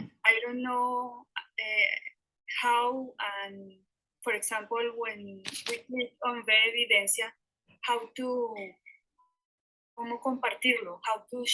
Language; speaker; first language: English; non-native, learner; Spanish